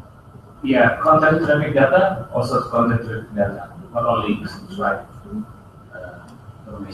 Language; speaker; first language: English; non-native, learner; Indonesian